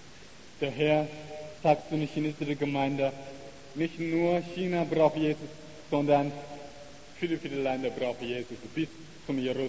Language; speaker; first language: German; non-native, learner; Chinese